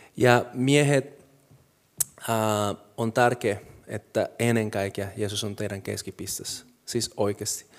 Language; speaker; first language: Finnish; non-native, fluent; Spanish